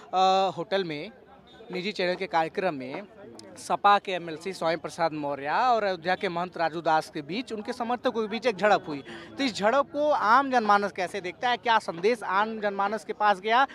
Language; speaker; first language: Hindi; native; Hindi